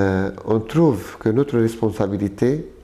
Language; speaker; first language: French; non-native, local second language; Arabic